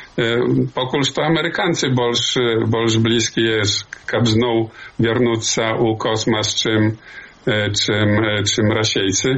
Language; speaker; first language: Polish; non-native, learner; Belarusian